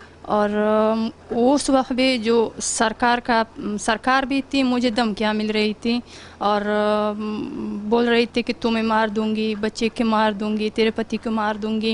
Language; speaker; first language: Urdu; non-native, learner; Pashto